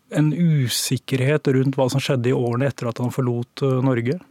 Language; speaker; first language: Norwegian; native; Norwegian